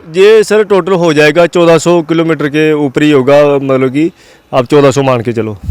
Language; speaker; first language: Hindi; non-native, local second language; Dogri